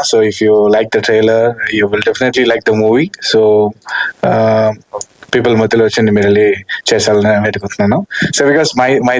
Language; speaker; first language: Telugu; early bilingual, heritage; Telugu